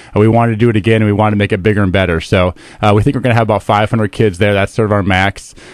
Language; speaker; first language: English; native; English